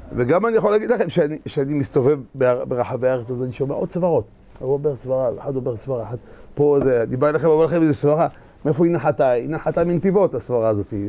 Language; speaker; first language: Hebrew; native; Hebrew